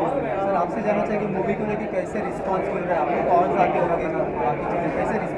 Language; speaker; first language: Hindi; native; Hindi